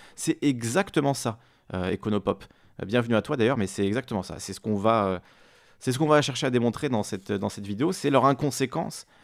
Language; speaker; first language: French; native; French